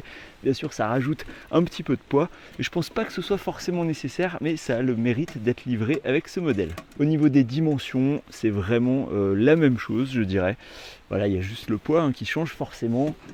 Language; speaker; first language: French; native; French